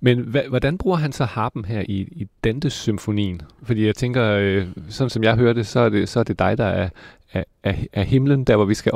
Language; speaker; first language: Danish; native; Danish